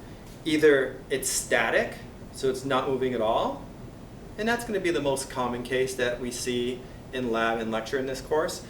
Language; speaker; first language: English; native; English